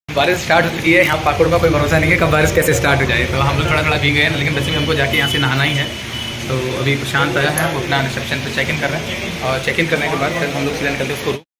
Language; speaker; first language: Hindi; native; Hindi